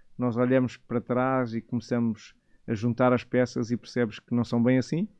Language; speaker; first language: Portuguese; native; Portuguese